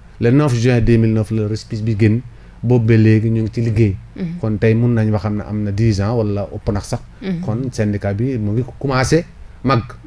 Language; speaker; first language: Wolof; non-native, local second language; Fula